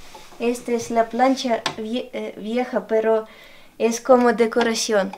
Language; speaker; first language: Spanish; non-native, fluent; Ukrainian